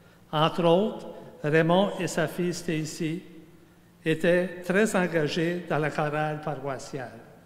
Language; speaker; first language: French; native; French